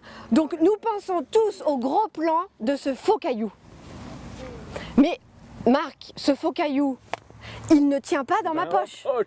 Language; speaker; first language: French; native; French